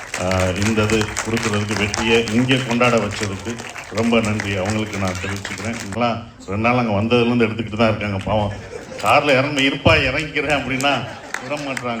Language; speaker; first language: Tamil; native; Tamil